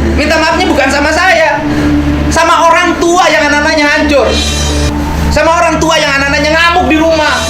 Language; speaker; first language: Indonesian; non-native, local second language; Sundanese